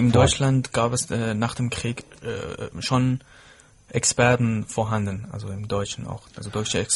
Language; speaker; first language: German; non-native, fluent; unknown